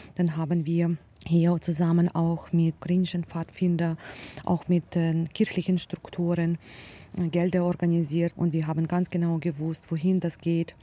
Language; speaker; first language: German; non-native, fluent; Ukrainian